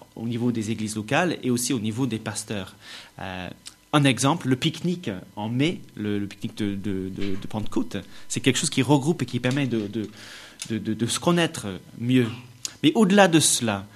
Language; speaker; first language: French; non-native, fluent; English